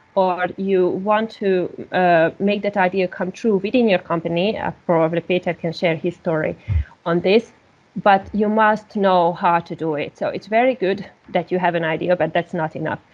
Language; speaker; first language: English; non-native, fluent; Hungarian